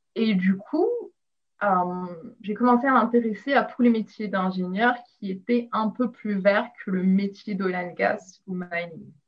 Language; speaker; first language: French; non-native, local second language; Arabic